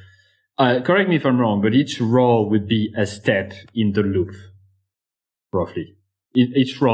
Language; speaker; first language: English; non-native, fluent; French